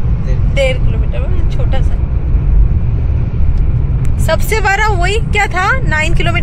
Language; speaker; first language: Hindi; non-native, local second language; Bangla